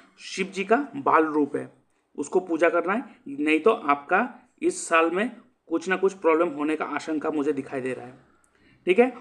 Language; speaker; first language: Hindi; non-native, local second language; Assamese